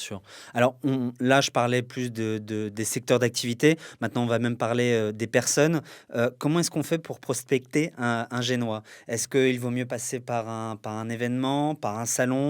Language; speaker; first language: French; native; French